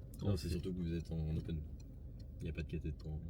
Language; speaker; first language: French; native; French